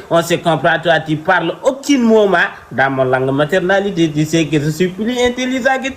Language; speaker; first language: French; non-native, local second language; Fula